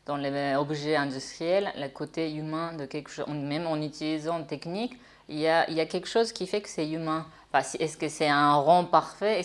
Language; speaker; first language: French; native; French